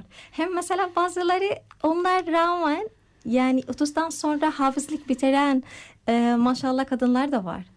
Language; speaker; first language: Turkish; non-native, fluent; Arabic